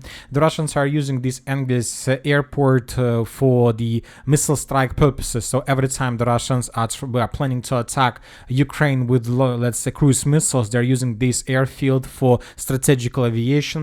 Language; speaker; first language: English; non-native, fluent; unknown